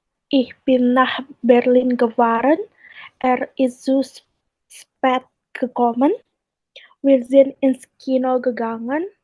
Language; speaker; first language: German; non-native, learner; Indonesian